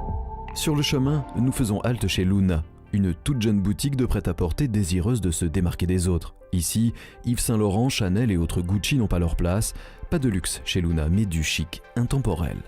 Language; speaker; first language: French; native; French